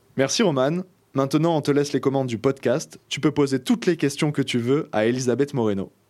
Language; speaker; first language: French; native; French